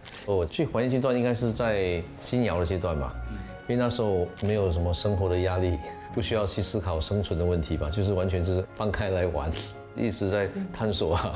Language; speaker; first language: Chinese; native; Chinese